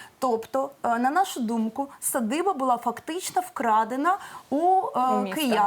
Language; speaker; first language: Ukrainian; native; Ukrainian